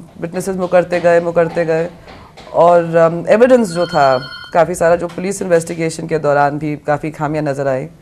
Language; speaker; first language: Hindi; native; Hindi